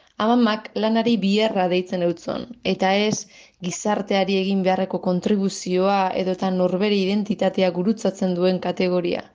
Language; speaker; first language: Basque; native; Basque